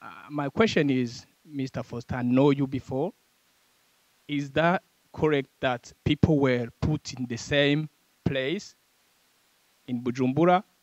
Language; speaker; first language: English; non-native, fluent; Rundi